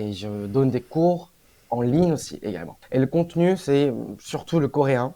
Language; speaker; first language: French; non-native, fluent; Korean